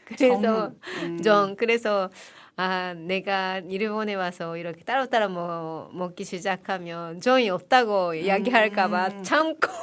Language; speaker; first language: Korean; non-native, fluent; Japanese